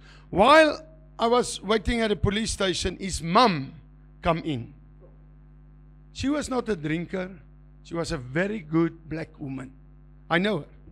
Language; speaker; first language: English; non-native, learner; Afrikaans